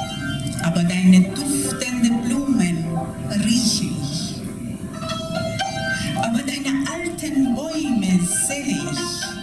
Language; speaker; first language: German; non-native, fluent; Persian